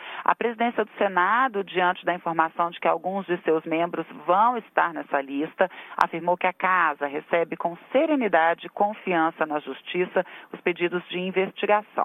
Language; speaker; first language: Portuguese; native; Portuguese